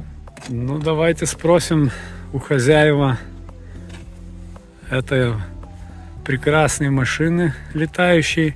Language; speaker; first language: Russian; native; Russian